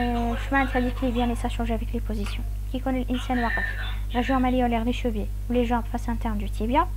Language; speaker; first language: French; non-native, local second language; Arabic